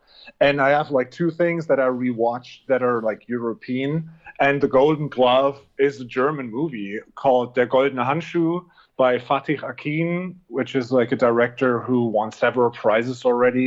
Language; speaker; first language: English; non-native, fluent; German